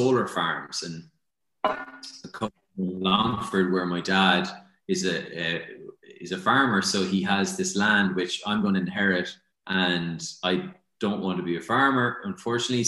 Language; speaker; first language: English; native; English